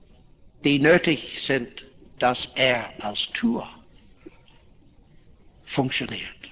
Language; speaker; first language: German; non-native, fluent; English